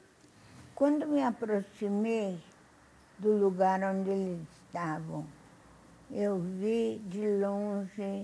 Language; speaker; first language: Portuguese; non-native, fluent; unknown